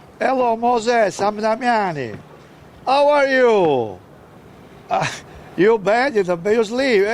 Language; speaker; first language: English; non-native, learner; Italian